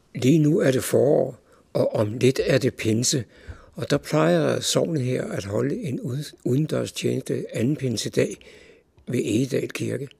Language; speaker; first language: Danish; native; Danish